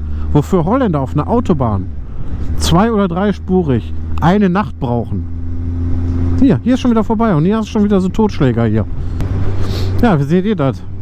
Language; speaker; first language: German; native; German